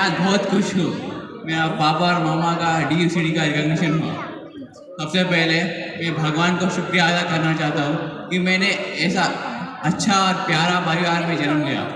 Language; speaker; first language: Hindi; non-native, local second language; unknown